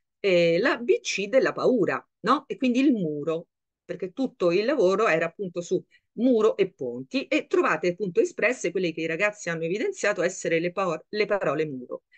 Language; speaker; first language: Italian; native; Italian